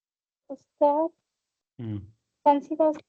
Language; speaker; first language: Arabic; non-native, learner; Tamil